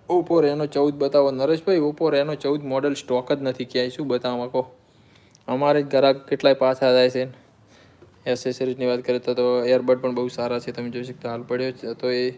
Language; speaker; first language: Gujarati; native; Gujarati